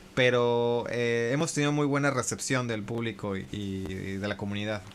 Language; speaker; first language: Spanish; early bilingual, heritage; Spanish